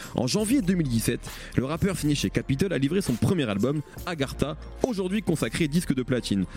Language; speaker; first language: French; native; French